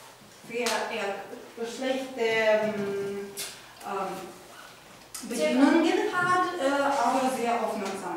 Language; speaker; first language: German; non-native, fluent; Ukrainian